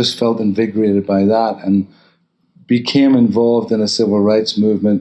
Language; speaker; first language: English; native; English